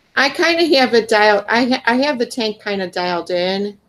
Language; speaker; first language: English; native; English